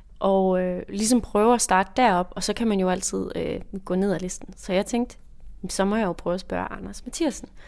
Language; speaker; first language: Danish; native; Danish